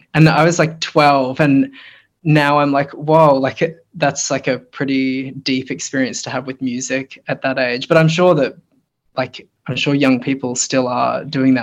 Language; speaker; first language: English; native; English